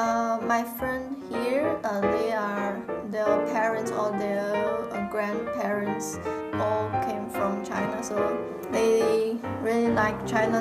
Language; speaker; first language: English; non-native, fluent; Chinese